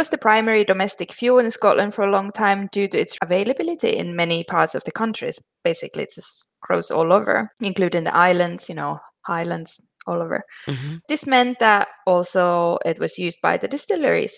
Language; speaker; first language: English; non-native, fluent; Finnish